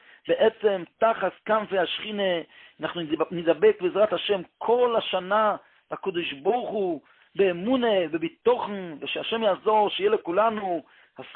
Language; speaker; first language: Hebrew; non-native, local second language; Yiddish